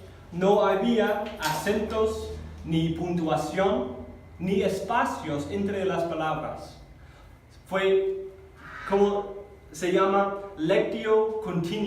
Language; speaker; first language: Spanish; non-native, fluent; English